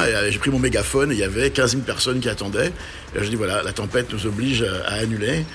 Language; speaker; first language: French; non-native, local second language; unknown